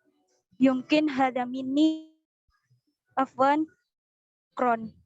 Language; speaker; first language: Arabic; non-native, learner; Indonesian